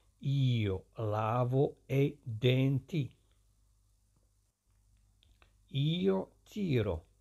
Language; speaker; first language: Italian; non-native, fluent; Arabic